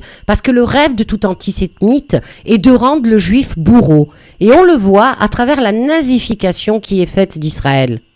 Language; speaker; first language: French; native; French